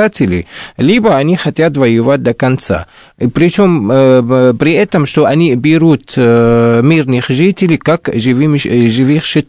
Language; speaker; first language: Russian; non-native, fluent; Arabic